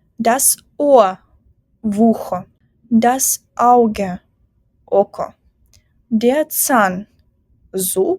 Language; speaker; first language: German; non-native, fluent; Ukrainian